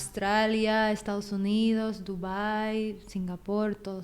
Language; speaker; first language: Spanish; non-native, fluent; Filipino